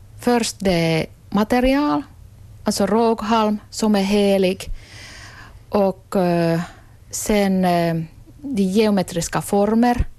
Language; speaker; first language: Swedish; non-native, local second language; Finnish